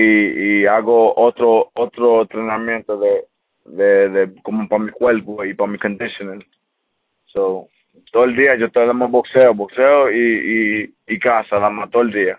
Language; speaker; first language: Spanish; early bilingual, heritage; English